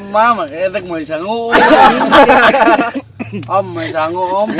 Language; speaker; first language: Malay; non-native, local second language; Sundanese